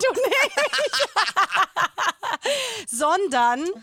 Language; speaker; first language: German; native; German